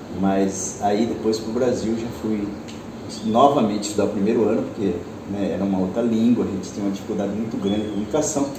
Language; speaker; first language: Portuguese; early bilingual, other home language; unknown